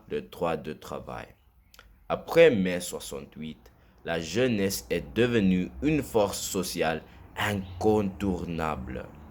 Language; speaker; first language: French; non-native, learner; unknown